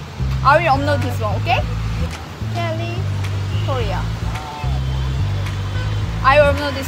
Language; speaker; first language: English; non-native, learner; Korean